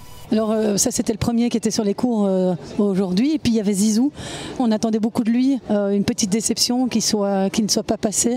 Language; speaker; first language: French; native; French